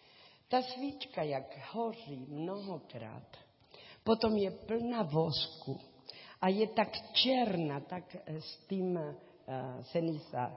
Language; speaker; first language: Czech; non-native, learner; Spanish